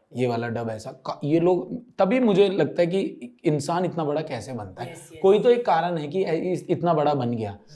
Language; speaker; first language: Hindi; native; Hindi